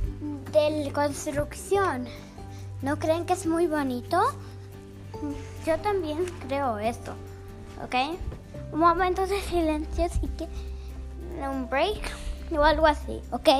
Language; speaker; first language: Spanish; early bilingual, heritage; Spanish